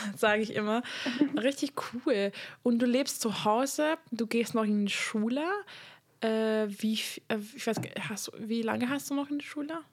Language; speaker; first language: German; non-native, fluent; Hungarian